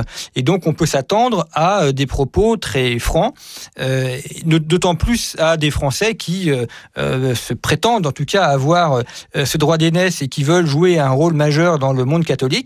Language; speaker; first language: French; native; French